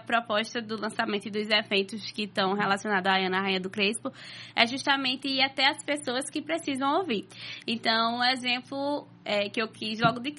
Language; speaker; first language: Portuguese; native; Portuguese